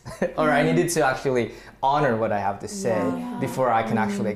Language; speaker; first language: English; early bilingual, other home language; Filipino